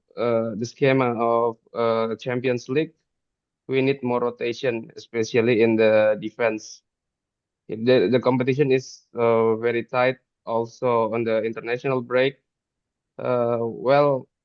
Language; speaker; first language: English; non-native, fluent; Indonesian